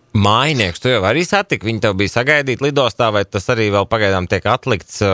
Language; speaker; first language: Latvian; native; Latvian